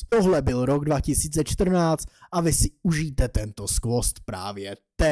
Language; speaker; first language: Czech; native; Czech